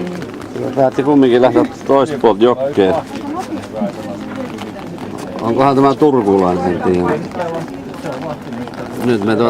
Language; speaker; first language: Finnish; native; Finnish